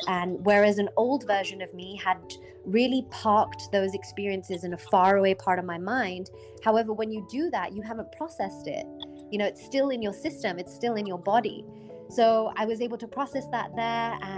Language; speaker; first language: English; native; English